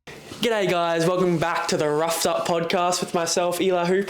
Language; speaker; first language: English; native; English